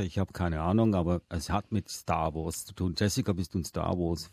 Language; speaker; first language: German; native; German